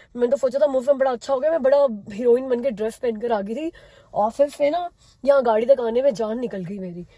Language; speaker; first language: Hindi; native; Hindi